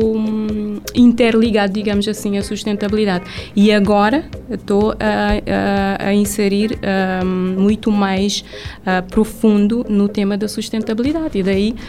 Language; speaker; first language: Portuguese; non-native, local second language; Kabuverdianu